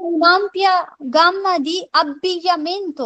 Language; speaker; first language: Italian; non-native, fluent; Hindi